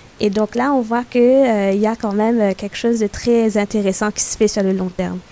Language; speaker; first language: French; non-native, local second language; Morisyen